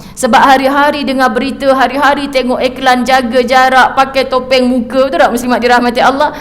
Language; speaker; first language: Malay; native; Malay